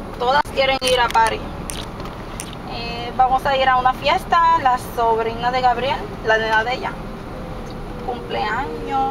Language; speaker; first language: Spanish; native; Spanish